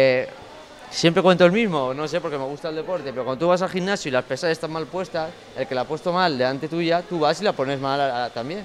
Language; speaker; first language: Spanish; native; Spanish